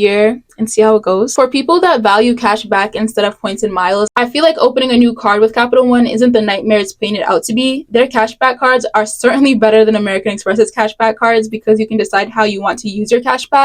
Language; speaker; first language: English; native; English